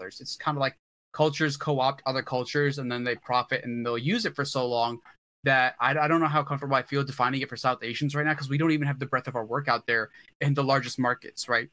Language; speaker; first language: English; early bilingual, other home language; Hindi